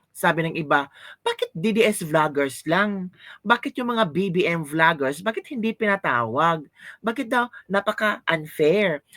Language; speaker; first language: Filipino; non-native, local second language; Cebuano